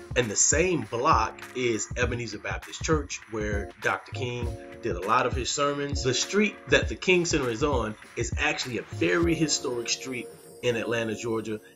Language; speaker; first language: English; native; English